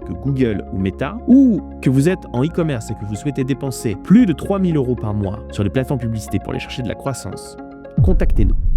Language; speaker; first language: French; native; French